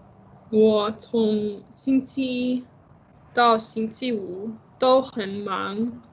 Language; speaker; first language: Chinese; non-native, learner; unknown